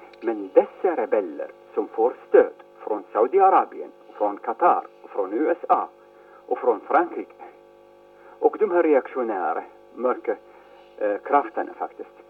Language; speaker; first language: Swedish; non-native, fluent; Arabic